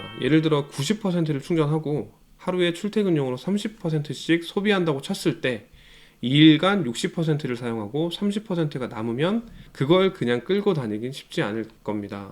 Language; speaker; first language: Korean; native; Korean